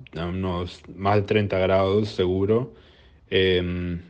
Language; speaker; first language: Spanish; native; Spanish